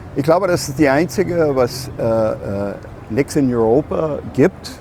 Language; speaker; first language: German; non-native, fluent; English